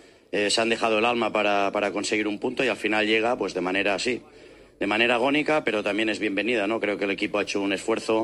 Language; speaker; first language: Spanish; native; Spanish